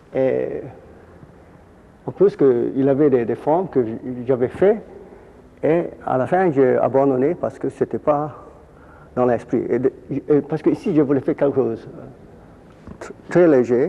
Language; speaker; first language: French; non-native, fluent; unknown